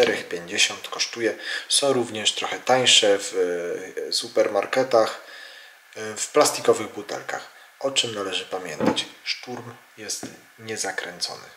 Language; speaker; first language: Polish; native; Polish